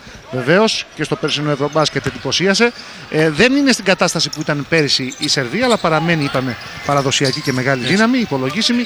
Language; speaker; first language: Greek; native; Greek